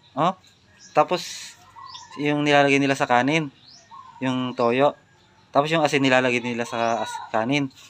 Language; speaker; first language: Filipino; native; Filipino